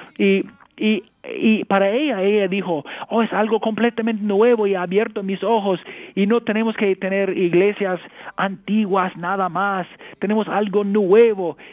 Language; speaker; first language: Spanish; early bilingual, heritage; Spanish